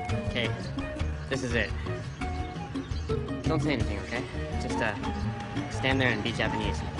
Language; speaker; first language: English; native; English